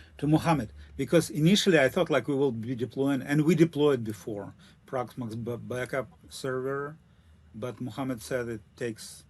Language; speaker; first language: English; non-native, learner; Russian